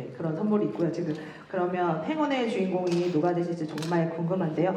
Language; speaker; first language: Korean; native; Korean